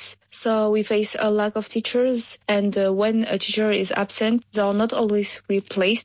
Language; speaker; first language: English; non-native, learner; French